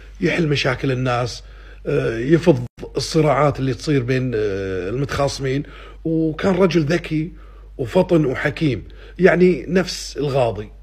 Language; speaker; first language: Arabic; native; Arabic